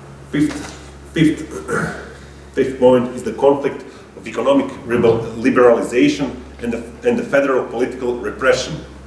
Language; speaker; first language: English; non-native, fluent; Croatian